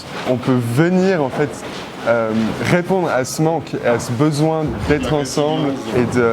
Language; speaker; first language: French; native; French